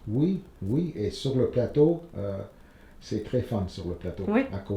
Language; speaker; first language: French; non-native, learner; English